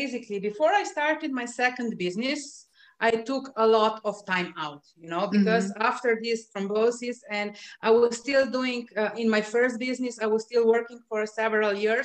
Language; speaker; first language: English; non-native, fluent; Slovenian